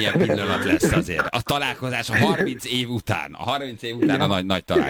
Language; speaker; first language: Hungarian; native; Hungarian